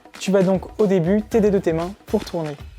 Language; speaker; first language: French; native; French